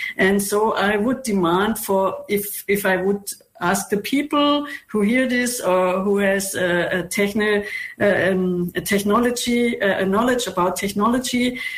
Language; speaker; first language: English; non-native, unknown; German